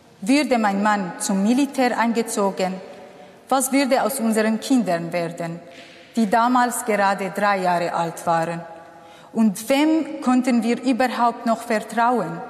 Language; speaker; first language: German; non-native, fluent; Kurdish